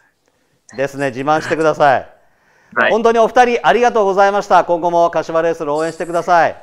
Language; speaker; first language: Japanese; native; Japanese